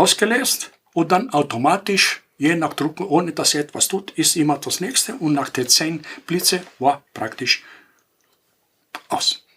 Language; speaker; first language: German; non-native, fluent; Greek